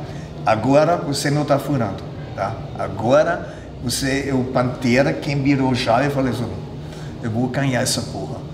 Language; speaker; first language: Portuguese; non-native, fluent; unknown